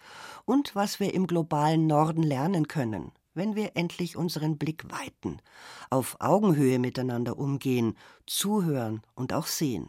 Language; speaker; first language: German; native; German